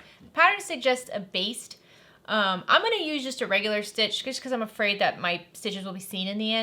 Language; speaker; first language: English; native; English